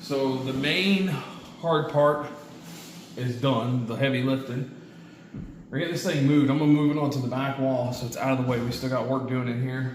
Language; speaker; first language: English; native; English